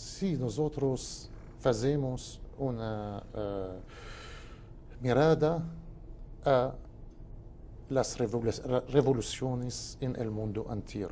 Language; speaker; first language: Spanish; non-native, fluent; Arabic